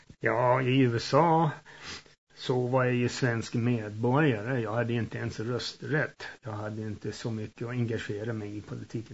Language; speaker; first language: Swedish; early bilingual, heritage; Swedish